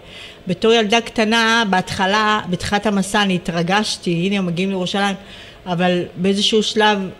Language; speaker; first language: Hebrew; early bilingual, other home language; Amharic